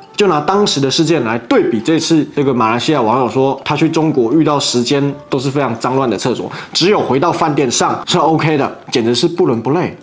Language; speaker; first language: Chinese; native; Chinese